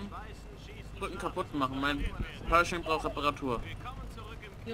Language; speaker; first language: German; native; German